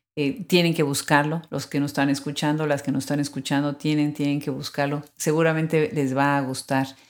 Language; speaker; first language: Spanish; native; Spanish